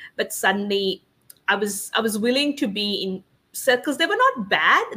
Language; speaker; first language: English; non-native, local second language; Sinhala